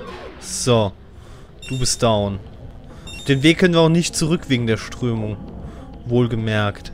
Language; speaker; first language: German; native; German